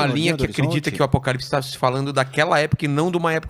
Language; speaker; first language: Portuguese; native; Portuguese